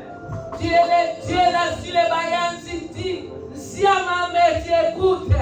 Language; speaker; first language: French; non-native, local second language; Lingala